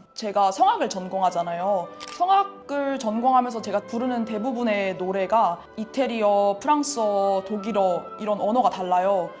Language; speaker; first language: Korean; native; Korean